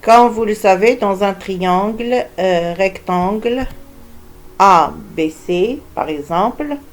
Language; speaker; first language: French; non-native, local second language; Arabic